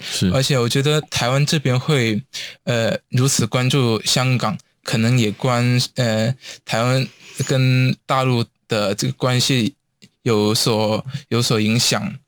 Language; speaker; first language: Chinese; non-native, local second language; Cantonese